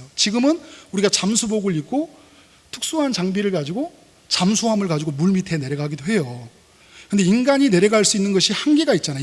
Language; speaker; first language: Korean; native; Korean